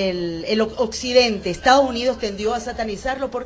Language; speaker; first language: Spanish; native; Spanish